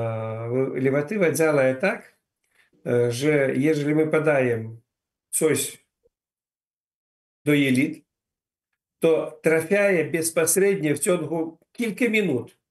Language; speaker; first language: Polish; non-native, learner; Ukrainian